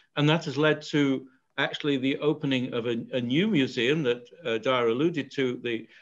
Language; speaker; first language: English; native; English